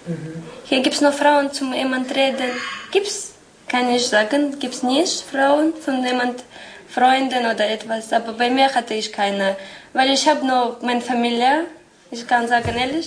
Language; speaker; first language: German; non-native, learner; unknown